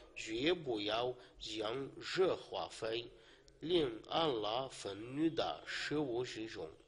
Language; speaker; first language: Chinese; non-native, learner; Arabic